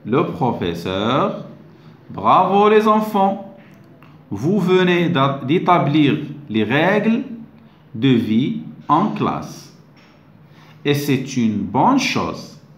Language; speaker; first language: French; non-native, local second language; Arabic